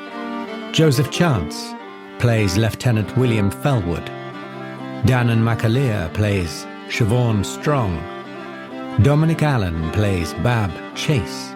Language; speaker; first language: English; native; English